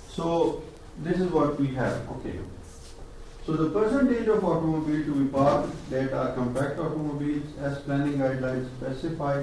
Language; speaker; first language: English; non-native, local second language; Urdu